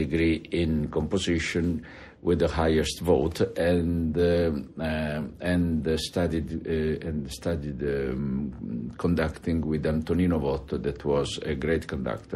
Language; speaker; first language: English; non-native, fluent; Italian